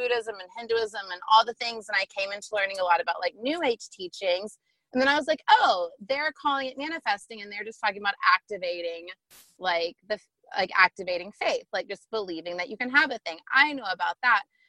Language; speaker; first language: English; native; English